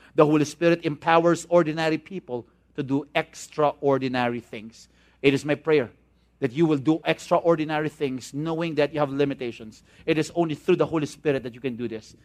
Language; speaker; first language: English; non-native, local second language; Cebuano